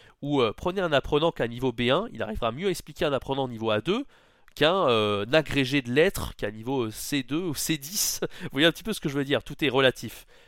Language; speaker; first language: French; native; French